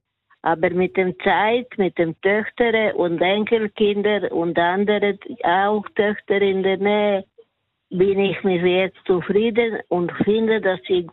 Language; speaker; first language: German; non-native, fluent; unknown